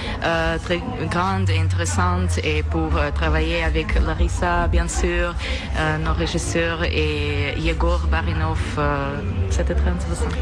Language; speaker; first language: French; non-native, learner; Russian